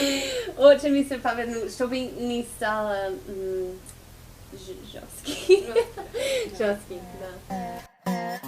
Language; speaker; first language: Russian; non-native, fluent; English